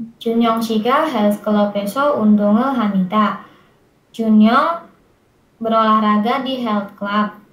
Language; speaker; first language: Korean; non-native, learner; Indonesian